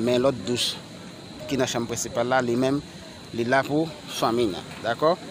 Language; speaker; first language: French; non-native, learner; Haitian Creole